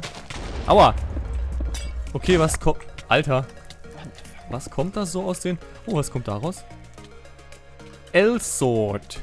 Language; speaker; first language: German; native; German